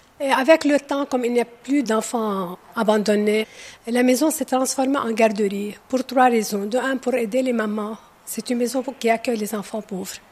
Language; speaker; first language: French; non-native, local second language; Arabic